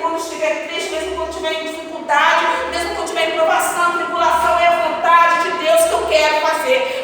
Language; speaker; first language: Portuguese; native; Portuguese